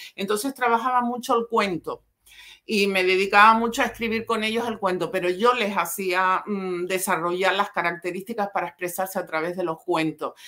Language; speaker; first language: Spanish; native; Spanish